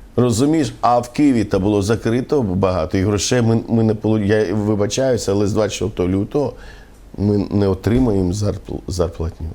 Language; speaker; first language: Ukrainian; non-native, local second language; Romany